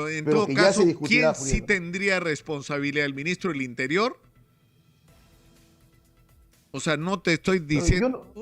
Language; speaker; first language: Spanish; native; Spanish